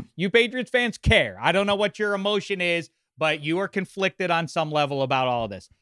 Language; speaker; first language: English; native; English